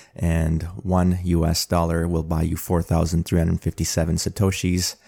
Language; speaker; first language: English; early bilingual, other home language; Armenian